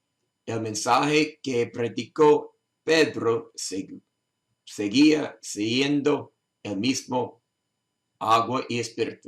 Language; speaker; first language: Spanish; non-native, learner; English